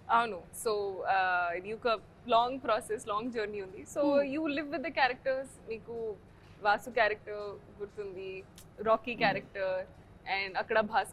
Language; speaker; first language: Telugu; non-native, learner; Hindi